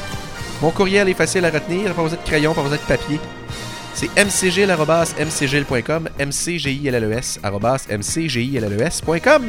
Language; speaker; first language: French; native; French